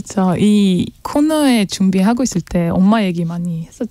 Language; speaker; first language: Korean; non-native, learner; French